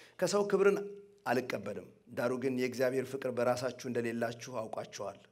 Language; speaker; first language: Amharic; native; Amharic